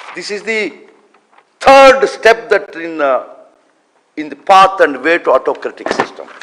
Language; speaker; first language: English; non-native, local second language; Telugu